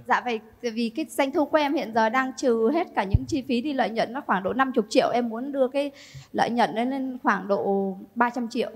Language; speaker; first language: Vietnamese; native; Vietnamese